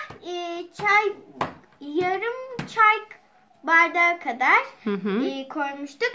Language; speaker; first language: Turkish; native; Turkish